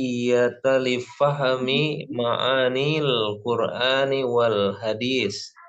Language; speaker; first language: Arabic; non-native, learner; Indonesian